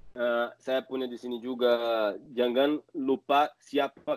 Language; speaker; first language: Indonesian; non-native, learner; Portuguese